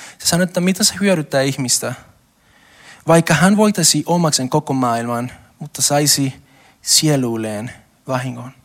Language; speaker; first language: Finnish; non-native, learner; Spanish